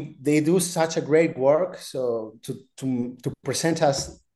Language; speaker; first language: English; non-native, fluent; Spanish